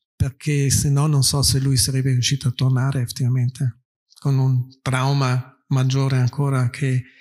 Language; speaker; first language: Italian; native; Italian